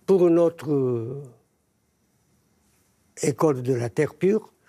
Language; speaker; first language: French; non-native, fluent; Japanese